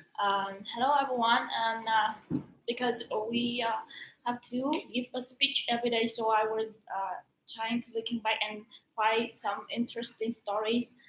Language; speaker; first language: English; non-native, learner; Vietnamese